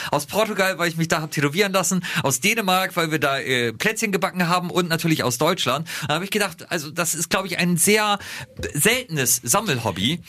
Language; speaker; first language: German; native; German